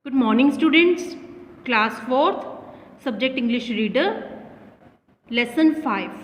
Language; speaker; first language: English; non-native, local second language; Hindi